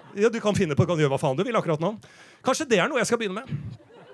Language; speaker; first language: Norwegian; native; Norwegian